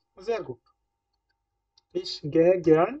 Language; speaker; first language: German; non-native, fluent; Bangla